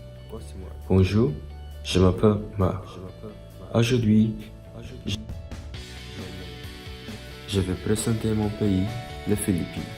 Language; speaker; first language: French; non-native, learner; Filipino